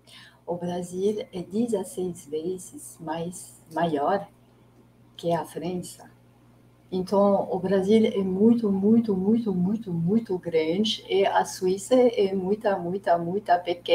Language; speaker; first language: Portuguese; non-native, fluent; French